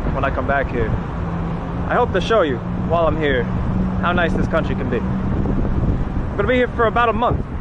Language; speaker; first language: English; native; English